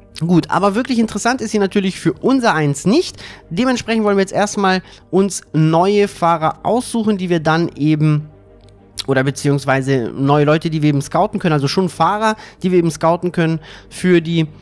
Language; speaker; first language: German; native; German